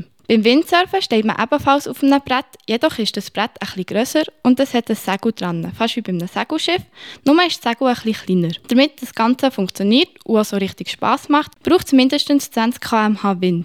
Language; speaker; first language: German; native; German